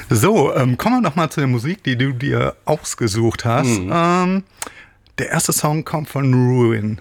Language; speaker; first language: German; native; German